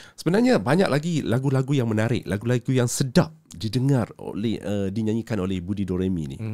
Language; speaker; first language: Malay; native; Malay